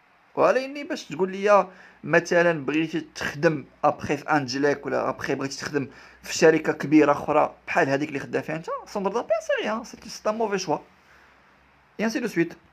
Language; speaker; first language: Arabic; native; Arabic